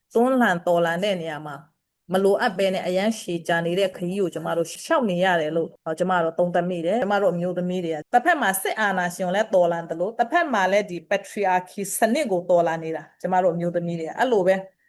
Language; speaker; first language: Burmese; non-native, local second language; Kikuyu